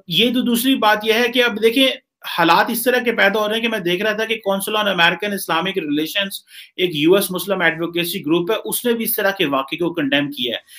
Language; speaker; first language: Hindi; native; Hindi